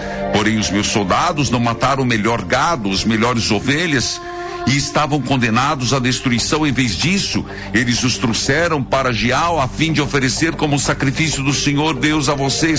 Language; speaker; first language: Portuguese; native; Portuguese